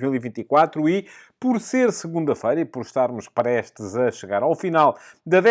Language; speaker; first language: Portuguese; native; Portuguese